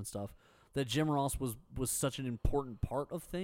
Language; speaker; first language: English; native; English